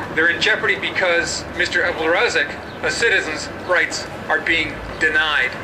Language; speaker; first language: English; native; English